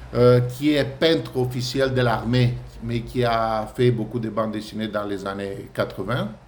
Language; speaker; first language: French; non-native, fluent; Romanian